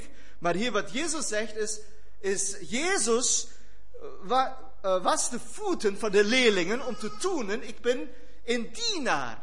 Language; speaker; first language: Dutch; non-native, fluent; German